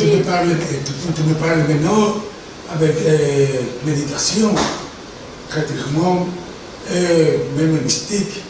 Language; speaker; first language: French; non-native, fluent; Spanish